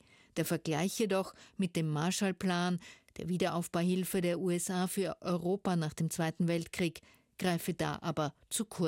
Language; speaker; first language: German; native; German